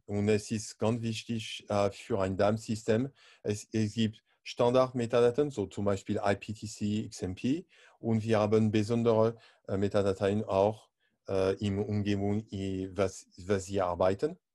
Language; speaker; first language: German; non-native, learner; French